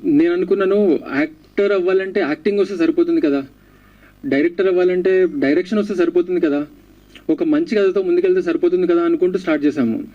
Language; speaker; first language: Telugu; native; Telugu